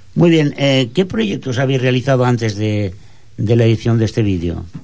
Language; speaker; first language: Spanish; non-native, local second language; Catalan